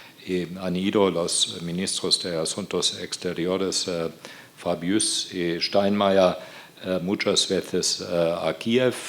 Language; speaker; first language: Spanish; non-native, fluent; German